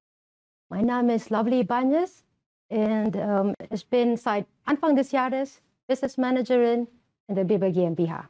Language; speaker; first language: German; non-native, fluent; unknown